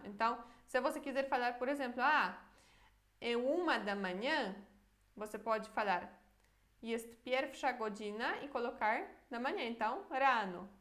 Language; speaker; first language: Portuguese; non-native, fluent; Polish